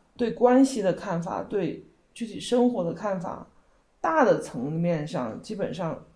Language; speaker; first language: Chinese; native; Chinese